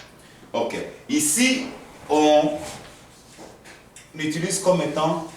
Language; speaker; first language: French; non-native, fluent; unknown